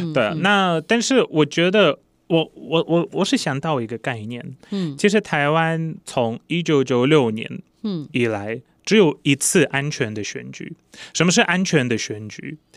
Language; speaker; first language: Chinese; non-native, fluent; Polish